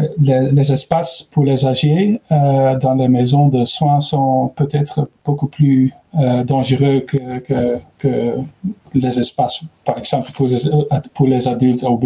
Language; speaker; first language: French; non-native, learner; Dutch